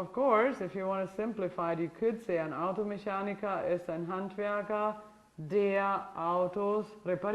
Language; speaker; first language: German; non-native, fluent; English